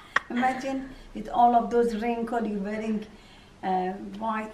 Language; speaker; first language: English; non-native, learner; Persian